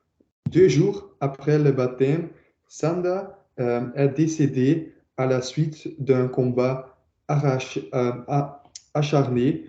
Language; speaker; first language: French; non-native, learner; Dutch